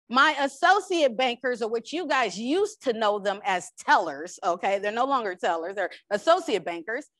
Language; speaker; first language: English; native; English